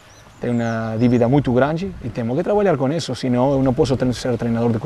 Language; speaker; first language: Portuguese; non-native, fluent; Spanish